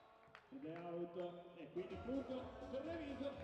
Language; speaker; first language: Italian; native; Italian